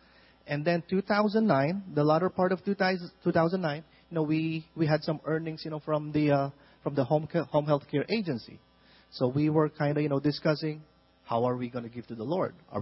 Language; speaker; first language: English; non-native, local second language; Filipino